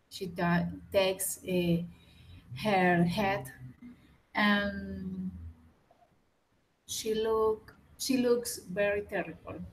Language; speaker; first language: English; non-native, learner; Spanish